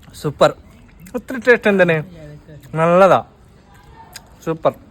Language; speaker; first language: Malayalam; non-native, local second language; Bangla